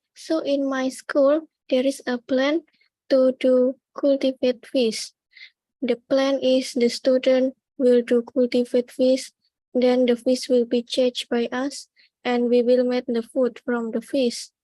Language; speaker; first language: English; non-native, learner; Indonesian